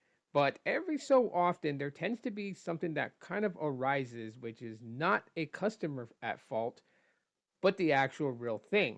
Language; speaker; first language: English; native; English